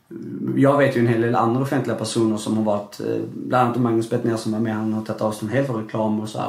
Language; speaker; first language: Swedish; native; Swedish